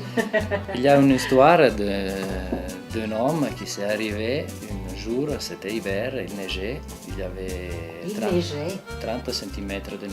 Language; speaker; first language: French; non-native, local second language; Italian